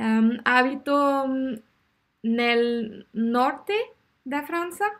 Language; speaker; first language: Italian; non-native, learner; French